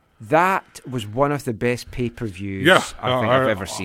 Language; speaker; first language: English; native; English